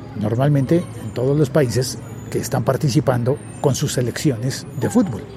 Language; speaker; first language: Spanish; native; Spanish